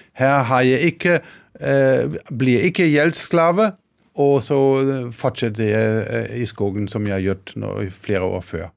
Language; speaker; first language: Norwegian; non-native, fluent; German